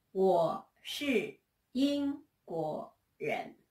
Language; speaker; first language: Chinese; non-native, fluent; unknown